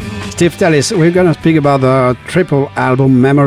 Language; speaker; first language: English; non-native, fluent; French